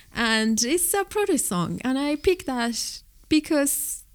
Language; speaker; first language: English; non-native, fluent; Spanish